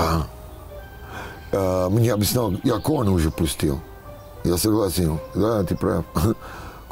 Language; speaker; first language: Russian; non-native, learner; English